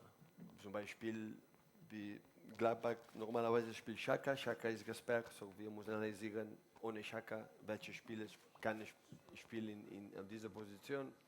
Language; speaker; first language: German; non-native, learner; Spanish